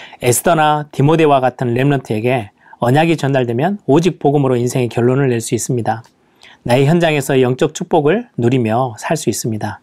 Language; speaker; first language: Korean; native; Korean